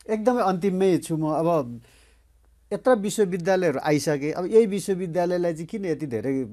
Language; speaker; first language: Nepali; native; Nepali